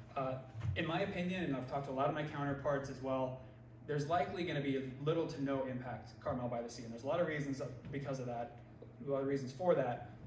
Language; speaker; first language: English; native; English